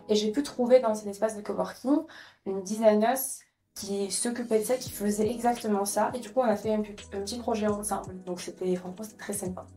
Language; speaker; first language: French; non-native, fluent; Ukrainian